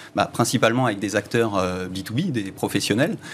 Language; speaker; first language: French; native; French